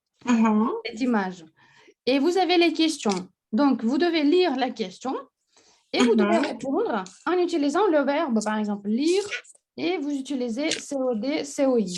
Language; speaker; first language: French; non-native, fluent; Russian